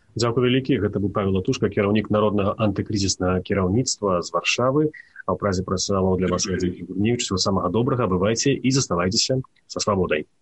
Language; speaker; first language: Belarusian; native; Belarusian